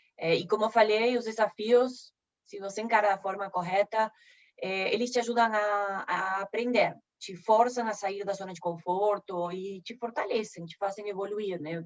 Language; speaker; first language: Portuguese; non-native, fluent; Spanish